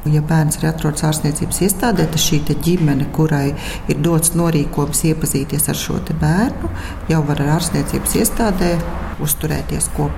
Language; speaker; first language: Latvian; native; Latvian